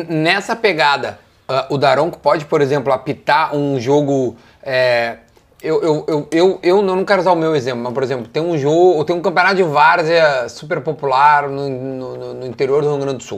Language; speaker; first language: Portuguese; native; Portuguese